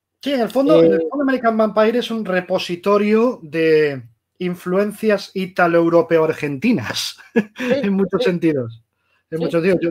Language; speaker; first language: Spanish; native; Spanish